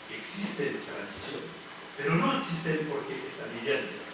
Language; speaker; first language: Spanish; non-native, learner; French